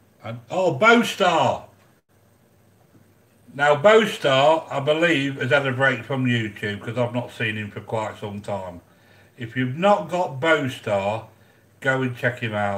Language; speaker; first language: English; native; English